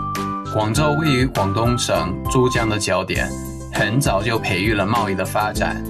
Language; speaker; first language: Chinese; non-native, fluent; English